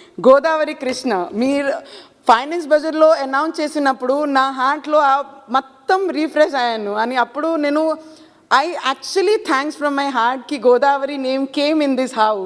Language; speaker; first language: Telugu; non-native, learner; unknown